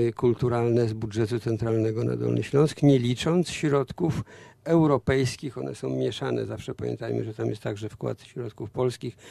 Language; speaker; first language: Polish; native; Polish